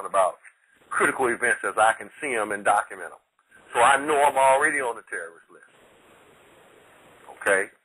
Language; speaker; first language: English; native; English